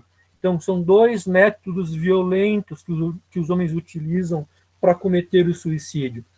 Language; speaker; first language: Portuguese; native; Portuguese